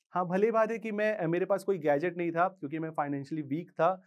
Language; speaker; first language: Hindi; native; Hindi